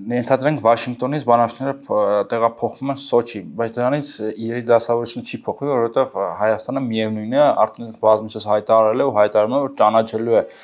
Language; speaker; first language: Armenian; native; Armenian